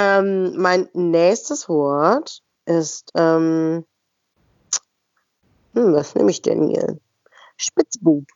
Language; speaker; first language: German; native; German